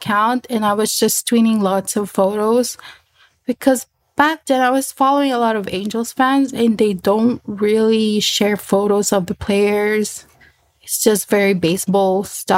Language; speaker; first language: English; non-native, local second language; Filipino